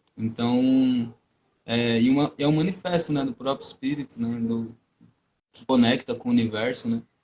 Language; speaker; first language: Portuguese; non-native, local second language; Guarani